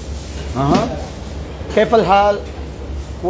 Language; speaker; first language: Arabic; non-native, learner; Maranao